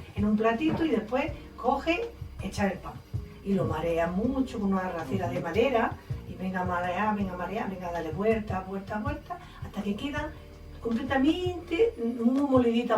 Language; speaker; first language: Spanish; native; Spanish